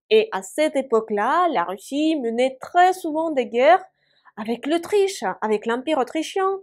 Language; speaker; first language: French; non-native, fluent; Russian